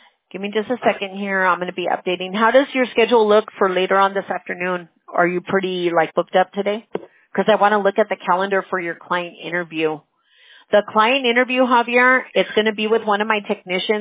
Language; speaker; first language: English; early bilingual, other home language; Spanish